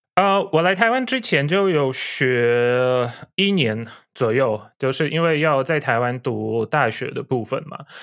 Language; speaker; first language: Chinese; non-native, fluent; Polish